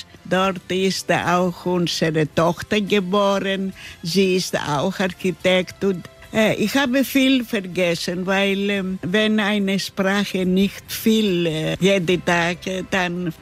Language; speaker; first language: German; non-native, learner; Greek